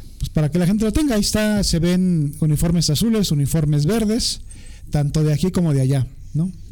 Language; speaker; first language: Spanish; native; Spanish